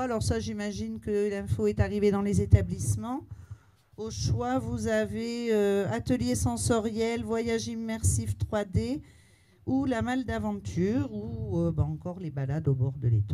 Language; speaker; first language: French; native; French